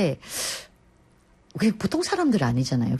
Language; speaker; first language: Korean; native; Korean